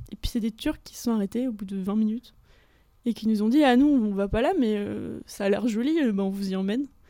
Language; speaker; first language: French; native; French